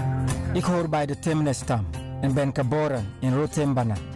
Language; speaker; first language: Dutch; non-native, learner; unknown